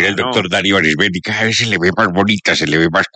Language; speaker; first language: Spanish; native; Spanish